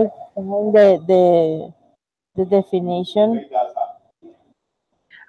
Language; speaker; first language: English; non-native, learner; Spanish